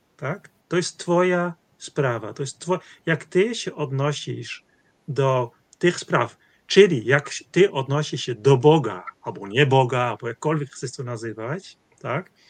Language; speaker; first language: Polish; non-native, fluent; Dutch